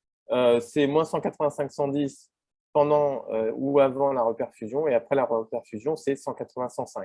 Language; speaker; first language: French; native; French